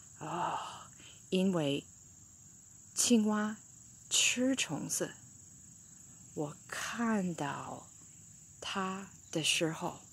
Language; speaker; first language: Chinese; non-native, fluent; English